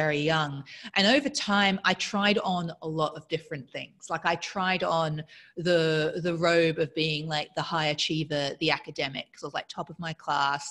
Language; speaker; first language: English; native; English